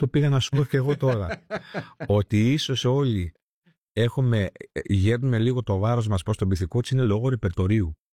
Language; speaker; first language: Greek; early bilingual, heritage; Greek